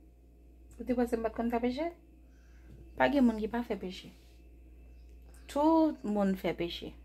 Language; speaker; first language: French; non-native, local second language; Haitian Creole